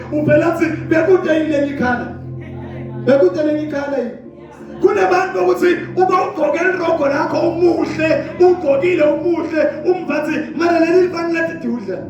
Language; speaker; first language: Zulu; non-native, local second language; Swati